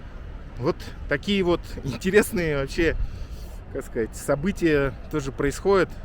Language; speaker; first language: Russian; native; Russian